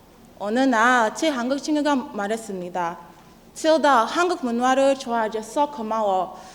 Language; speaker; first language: Korean; non-native, learner; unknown